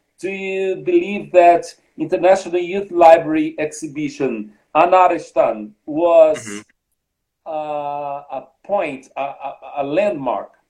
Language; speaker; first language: English; non-native, fluent; Portuguese